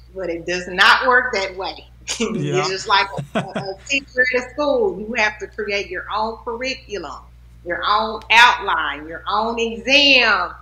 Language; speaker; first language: English; native; English